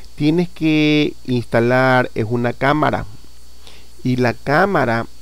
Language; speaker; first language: Spanish; native; Spanish